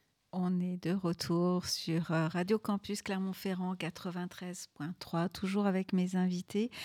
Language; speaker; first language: French; native; French